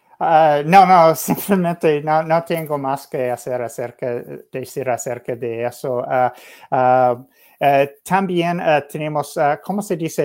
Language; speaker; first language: Spanish; non-native, learner; English